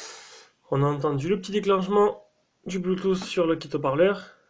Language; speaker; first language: French; native; French